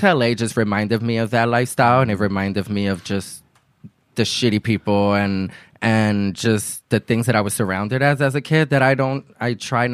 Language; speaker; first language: English; early bilingual, other home language; Spanish